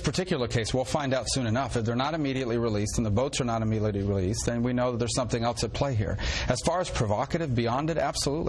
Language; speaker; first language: English; native; English